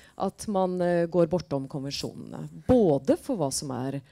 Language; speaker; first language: Swedish; non-native, fluent; Norwegian